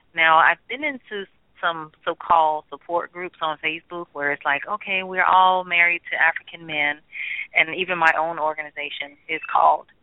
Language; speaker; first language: English; native; English